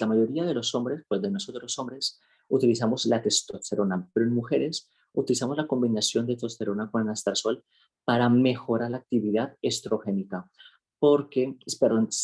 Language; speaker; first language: Spanish; native; Spanish